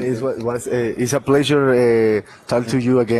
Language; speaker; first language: English; non-native, learner; Spanish